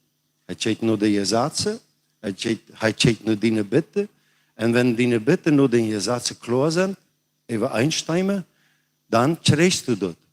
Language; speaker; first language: German; non-native, learner; Plautdietsch